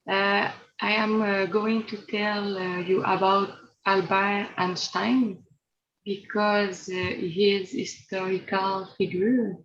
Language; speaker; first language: English; non-native, learner; French